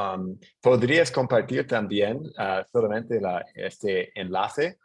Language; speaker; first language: Spanish; non-native, fluent; English